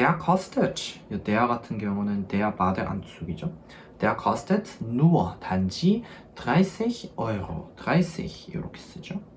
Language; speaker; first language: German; non-native, fluent; Korean